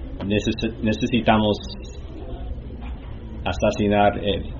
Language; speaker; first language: Spanish; non-native, learner; English